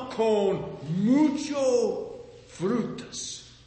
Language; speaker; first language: Spanish; non-native, learner; English